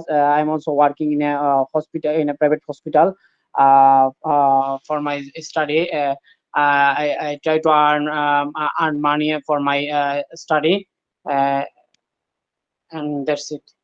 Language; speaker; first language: English; non-native, learner; Bangla